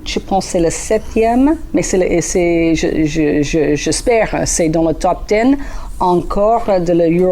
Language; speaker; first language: French; non-native, learner; English